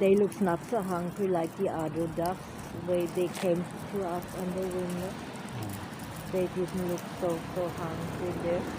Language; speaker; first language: English; non-native, local second language; Filipino